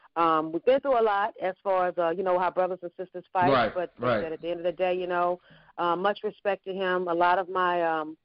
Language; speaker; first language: English; native; English